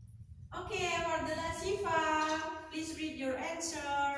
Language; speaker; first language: English; non-native, learner; Indonesian